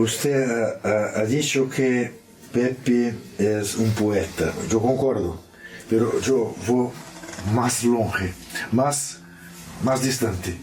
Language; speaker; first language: Spanish; non-native, learner; Portuguese